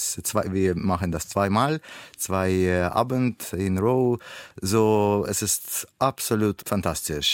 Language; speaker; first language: German; non-native, learner; Russian